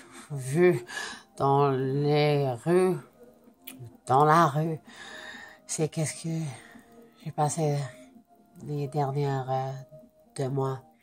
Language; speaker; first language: French; non-native, fluent; English